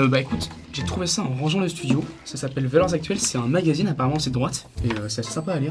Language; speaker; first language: French; native; French